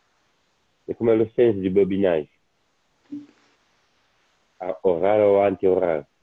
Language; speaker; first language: French; non-native, learner; Italian